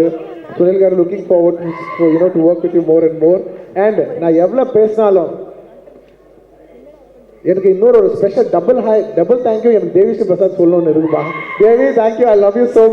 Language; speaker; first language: Tamil; non-native, fluent; Telugu